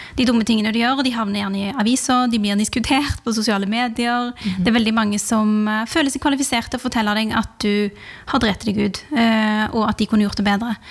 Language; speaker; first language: Norwegian; early bilingual, other home language; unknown